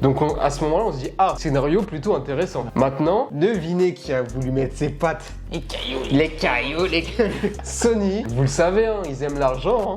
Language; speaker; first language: French; native; French